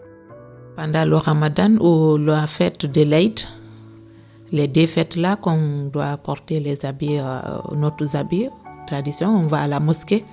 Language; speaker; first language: French; non-native, local second language; Fula